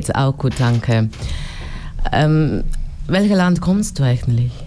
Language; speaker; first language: German; non-native, learner; Tamil